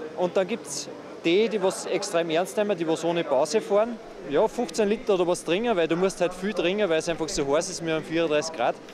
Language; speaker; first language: German; native; German